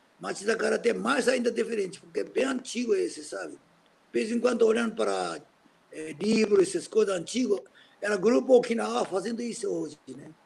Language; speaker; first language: Portuguese; non-native, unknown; Japanese